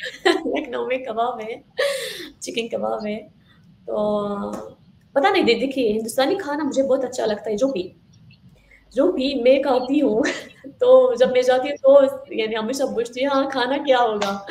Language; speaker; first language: Hindi; non-native, fluent; Arabic